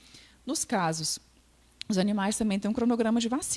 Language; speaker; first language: Portuguese; native; Portuguese